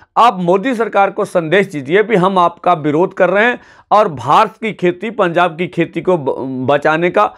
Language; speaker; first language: Hindi; non-native, local second language; Punjabi